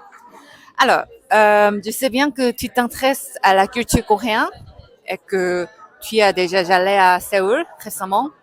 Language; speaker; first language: French; non-native, learner; Korean